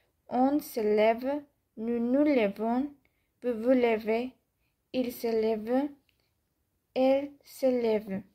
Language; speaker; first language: French; non-native, learner; Spanish